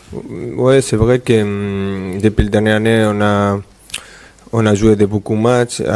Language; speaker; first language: French; non-native, fluent; Spanish